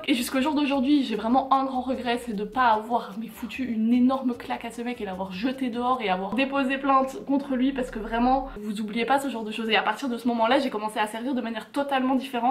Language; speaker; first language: French; native; French